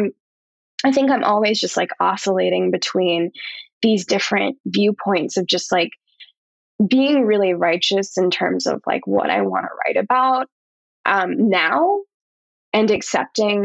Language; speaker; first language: English; native; English